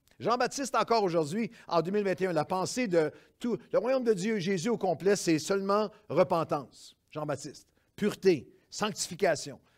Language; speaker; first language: French; native; French